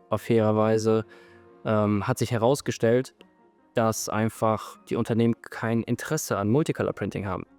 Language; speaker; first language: German; native; German